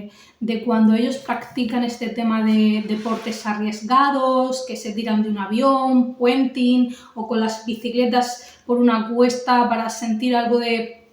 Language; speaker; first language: Spanish; native; Spanish